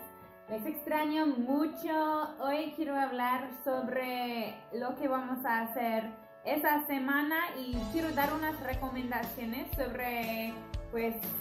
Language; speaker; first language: Spanish; non-native, fluent; English